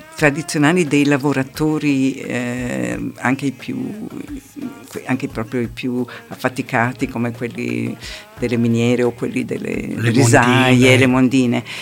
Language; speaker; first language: Italian; native; Italian